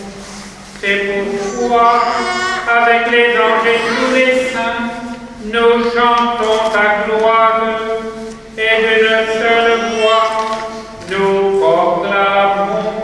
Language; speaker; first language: French; native; French